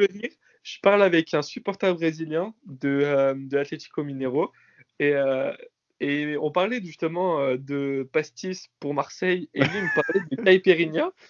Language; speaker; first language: French; native; French